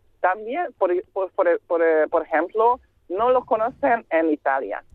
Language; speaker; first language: Spanish; non-native, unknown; Hungarian